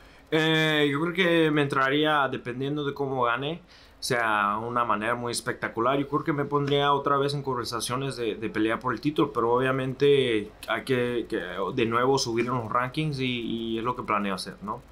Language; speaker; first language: Spanish; early bilingual, heritage; Spanish